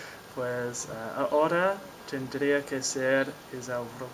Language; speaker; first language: Spanish; non-native, learner; English